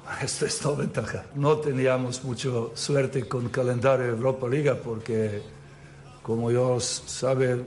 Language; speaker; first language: Spanish; non-native, learner; Serbian